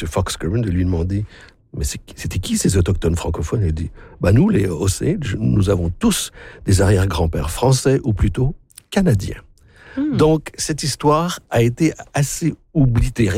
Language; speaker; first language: French; native; French